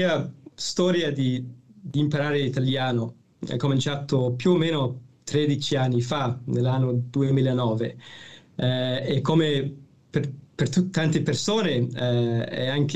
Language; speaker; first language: Italian; non-native, fluent; English